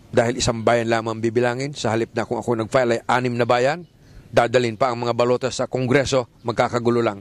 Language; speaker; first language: Filipino; native; Filipino